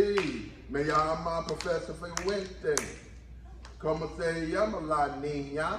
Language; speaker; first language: Spanish; non-native, learner; English